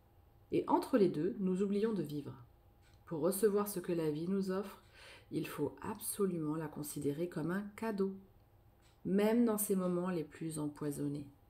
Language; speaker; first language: French; native; French